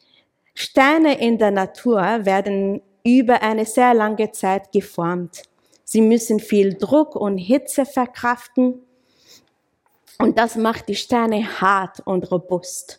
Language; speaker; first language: German; non-native, fluent; English